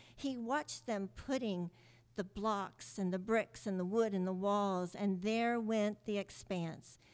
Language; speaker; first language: English; early bilingual, other home language; Spanish